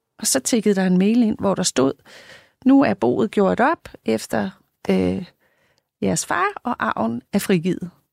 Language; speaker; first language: Danish; native; Danish